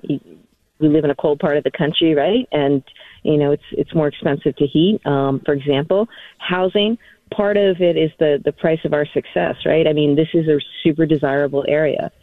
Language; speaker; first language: English; native; English